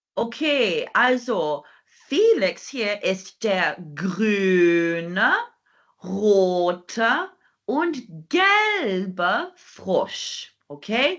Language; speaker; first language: German; non-native, fluent; English